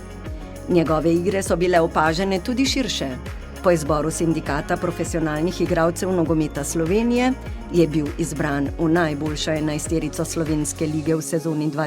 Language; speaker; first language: Slovenian; native; Slovenian